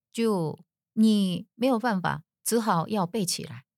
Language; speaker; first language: Chinese; non-native, fluent; Korean